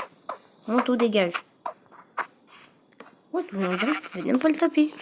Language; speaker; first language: French; native; French